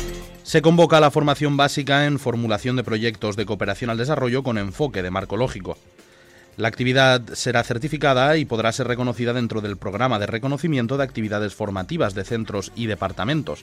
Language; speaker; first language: Spanish; native; Spanish